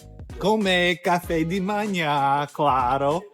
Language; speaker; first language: Portuguese; non-native, learner; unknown